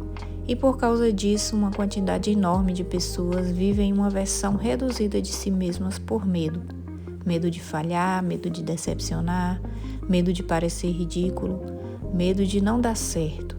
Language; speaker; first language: Portuguese; native; Portuguese